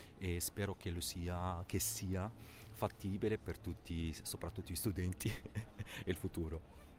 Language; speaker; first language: Italian; non-native, fluent; Arabic